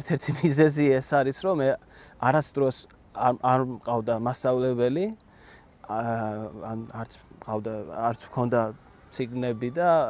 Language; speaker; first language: Georgian; non-native, learner; Persian